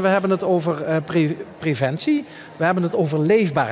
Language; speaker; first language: Dutch; native; Dutch